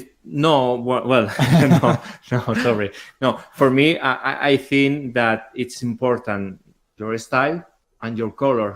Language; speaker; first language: English; non-native, learner; Spanish